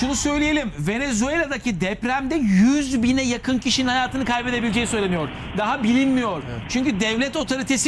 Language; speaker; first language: Turkish; native; Turkish